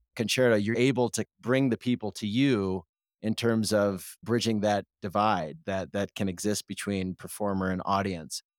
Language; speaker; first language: English; native; English